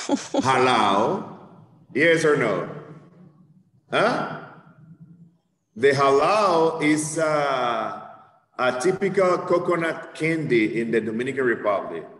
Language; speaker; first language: English; non-native, fluent; Spanish